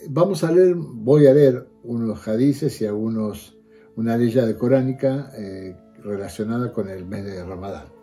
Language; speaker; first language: Spanish; native; Spanish